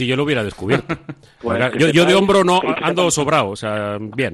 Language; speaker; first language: Spanish; native; Spanish